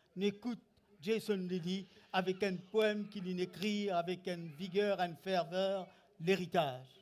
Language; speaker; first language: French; non-native, local second language; Morisyen